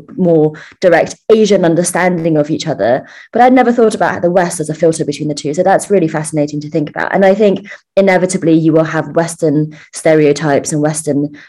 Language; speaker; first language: English; early bilingual, other home language; Chinese